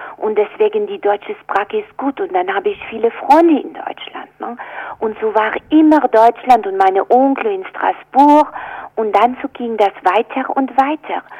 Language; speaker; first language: German; non-native, fluent; French